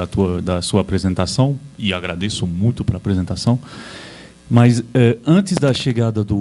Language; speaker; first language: Portuguese; non-native, fluent; French